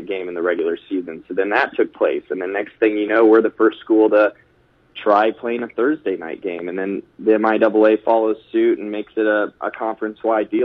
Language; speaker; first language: English; native; English